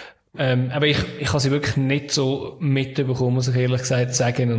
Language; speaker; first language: German; native; German